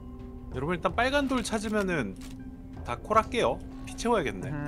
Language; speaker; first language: Korean; native; Korean